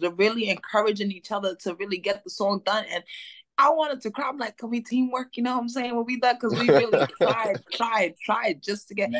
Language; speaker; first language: English; native; English